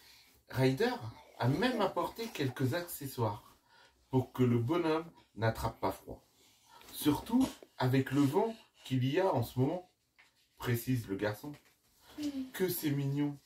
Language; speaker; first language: French; native; French